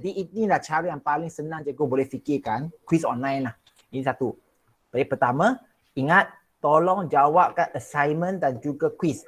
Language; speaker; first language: Malay; non-native, local second language; Chinese